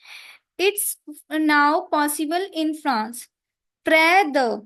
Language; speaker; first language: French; non-native, fluent; Punjabi